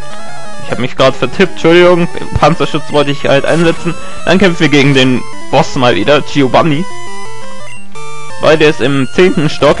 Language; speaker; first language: German; native; German